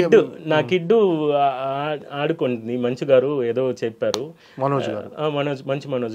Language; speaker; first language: Telugu; non-native, local second language; Tamil